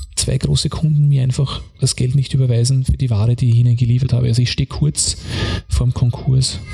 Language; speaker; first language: German; native; German